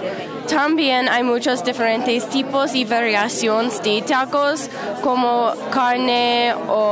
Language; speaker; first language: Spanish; non-native, learner; English